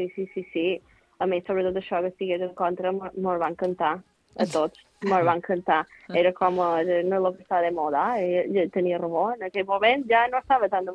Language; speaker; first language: Catalan; native; Catalan